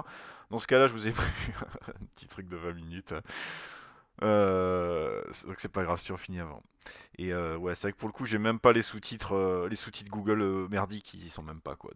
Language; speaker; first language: French; native; French